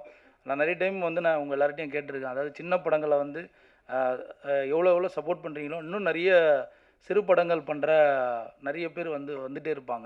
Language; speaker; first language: Tamil; native; Tamil